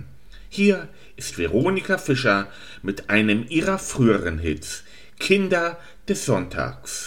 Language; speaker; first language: German; native; German